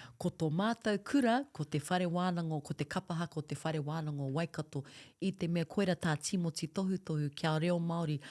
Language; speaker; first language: Māori; non-native, local second language; English